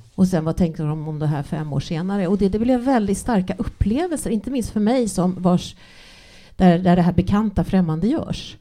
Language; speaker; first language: Swedish; early bilingual, other home language; English